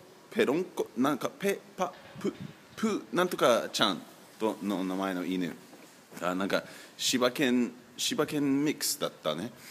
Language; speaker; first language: Japanese; non-native, learner; English